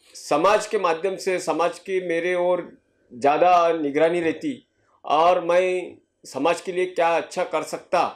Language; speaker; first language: Hindi; non-native, local second language; Marathi